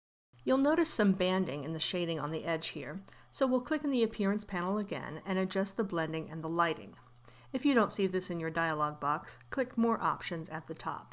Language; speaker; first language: English; native; English